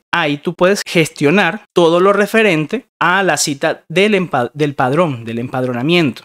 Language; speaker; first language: Spanish; native; Spanish